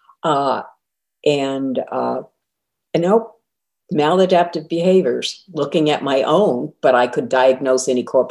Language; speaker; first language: English; native; English